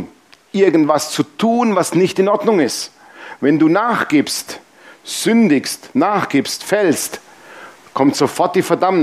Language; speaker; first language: German; native; German